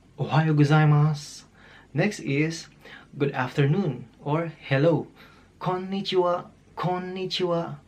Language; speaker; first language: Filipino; native; Filipino